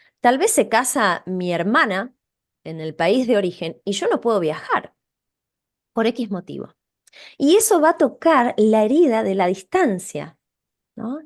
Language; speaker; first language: Spanish; native; Spanish